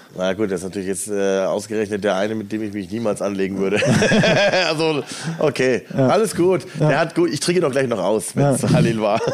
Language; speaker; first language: German; native; German